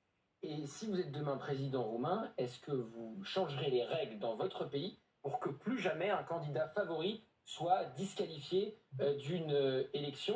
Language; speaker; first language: French; native; French